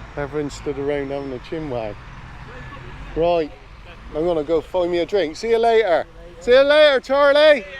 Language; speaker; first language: English; native; English